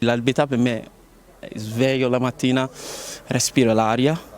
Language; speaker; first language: Italian; non-native, learner; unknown